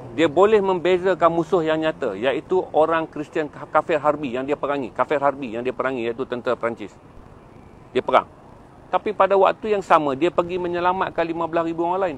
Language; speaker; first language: Malay; native; Malay